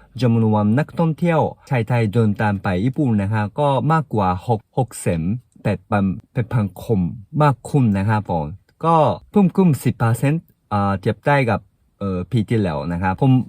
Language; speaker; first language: Thai; non-native, fluent; Japanese